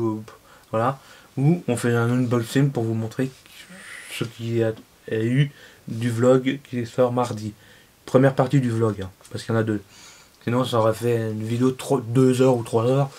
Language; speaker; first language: French; native; French